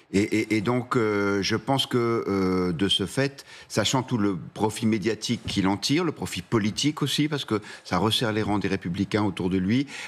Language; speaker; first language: French; native; French